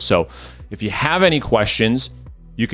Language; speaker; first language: English; native; English